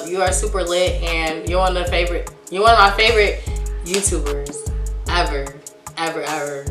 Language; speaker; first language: English; native; English